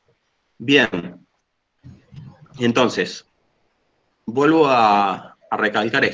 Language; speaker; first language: Spanish; native; Spanish